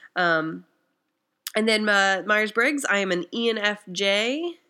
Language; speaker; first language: English; native; English